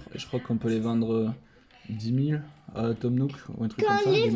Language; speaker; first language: French; native; French